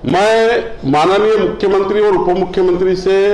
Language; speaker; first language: Hindi; non-native, local second language; Marathi